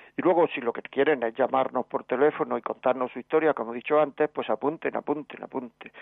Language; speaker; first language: Spanish; native; Spanish